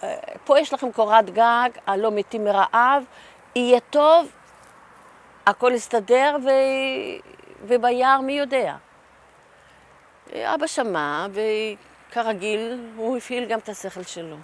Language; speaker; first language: Hebrew; early bilingual, other home language; Yiddish